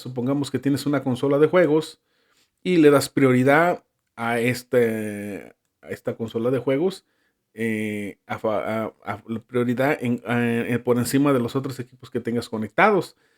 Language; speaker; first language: Spanish; native; Spanish